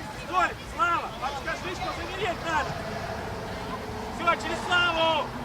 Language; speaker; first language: Russian; native; Russian